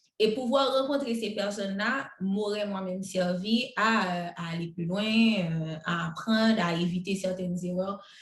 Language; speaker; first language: French; non-native, local second language; Haitian Creole